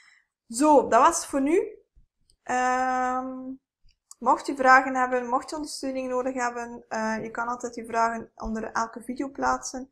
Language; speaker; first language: Dutch; native; Dutch